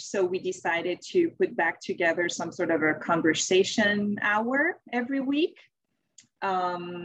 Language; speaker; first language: English; non-native, fluent; French